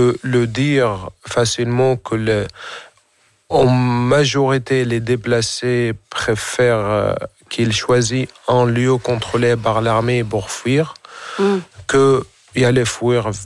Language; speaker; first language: French; non-native, fluent; Arabic